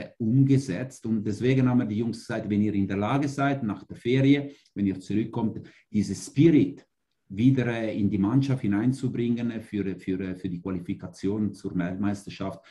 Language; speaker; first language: German; non-native, local second language; Italian